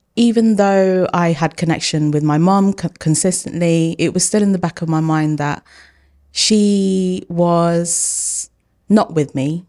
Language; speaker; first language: English; early bilingual, other home language; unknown